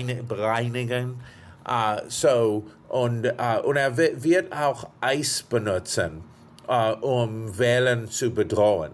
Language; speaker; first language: German; non-native, fluent; English